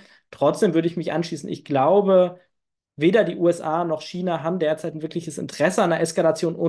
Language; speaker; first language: German; native; German